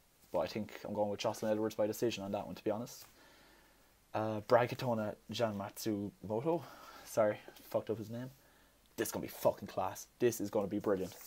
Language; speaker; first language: English; native; English